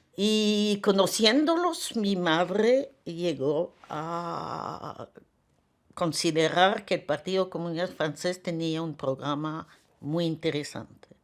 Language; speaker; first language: Spanish; early bilingual, heritage; Spanish